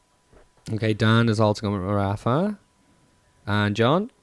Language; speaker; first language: English; native; English